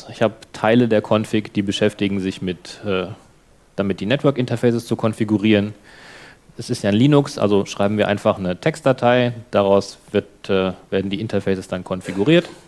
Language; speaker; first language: German; native; German